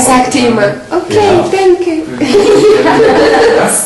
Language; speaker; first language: German; non-native, learner; Portuguese